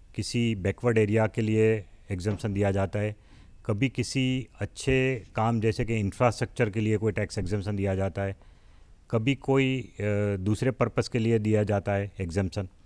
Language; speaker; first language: Hindi; non-native, local second language; Gujarati